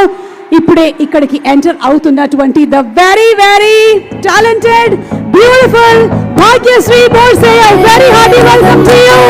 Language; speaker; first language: Telugu; native; Telugu